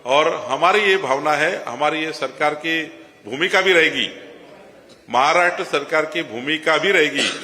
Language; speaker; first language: Hindi; non-native, local second language; Marathi